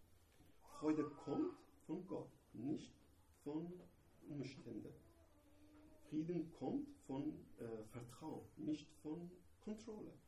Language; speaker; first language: German; non-native, learner; Persian